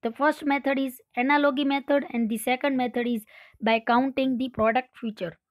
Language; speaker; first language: English; non-native, local second language; Gujarati